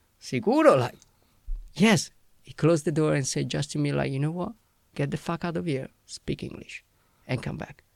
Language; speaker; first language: English; non-native, fluent; Italian